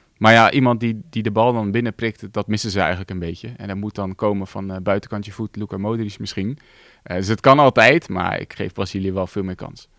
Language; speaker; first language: Dutch; native; Dutch